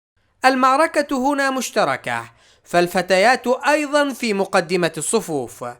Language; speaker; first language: Arabic; native; Arabic